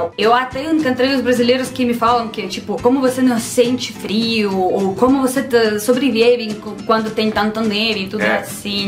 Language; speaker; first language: Portuguese; non-native, learner; Russian